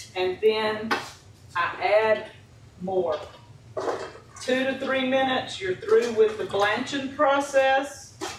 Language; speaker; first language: English; native; English